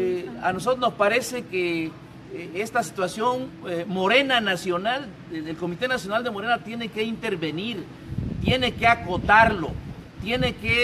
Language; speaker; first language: Spanish; native; Spanish